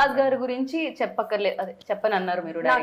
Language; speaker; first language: Telugu; native; Telugu